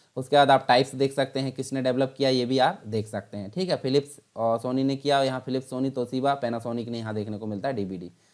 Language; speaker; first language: Hindi; native; Hindi